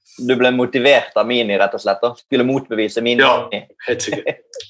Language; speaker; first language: Norwegian; native; Norwegian